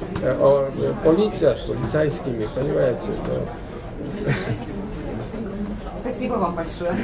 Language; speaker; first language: Russian; non-native, learner; Polish